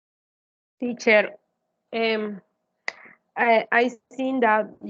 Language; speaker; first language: English; non-native, learner; Spanish